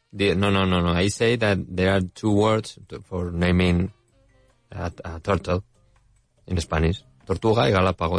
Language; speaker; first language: English; non-native, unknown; Spanish